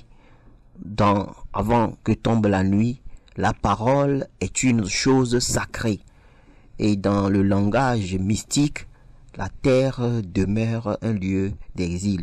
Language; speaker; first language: French; non-native, local second language; Ewe